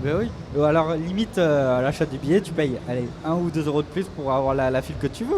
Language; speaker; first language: French; native; French